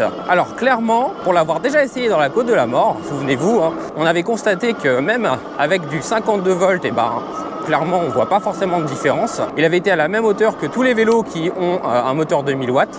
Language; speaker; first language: French; native; French